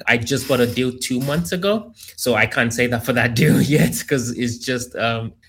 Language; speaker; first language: English; non-native, local second language; Yoruba